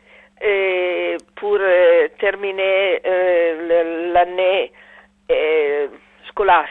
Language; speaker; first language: French; non-native, learner; Italian